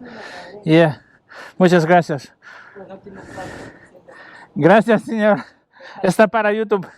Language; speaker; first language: Spanish; non-native, learner; Polish